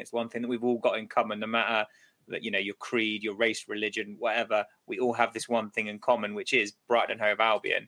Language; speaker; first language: English; native; English